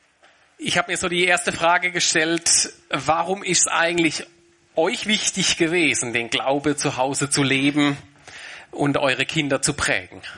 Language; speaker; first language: German; native; German